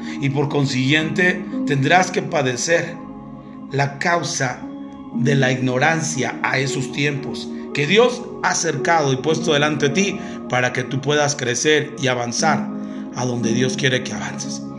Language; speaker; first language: Spanish; native; Spanish